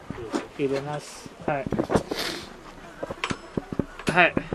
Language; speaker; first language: Japanese; non-native, learner; Hindi